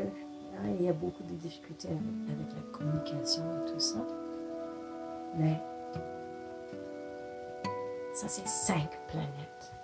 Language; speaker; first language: French; non-native, fluent; English